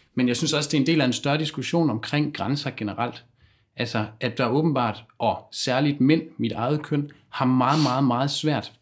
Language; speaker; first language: Danish; native; Danish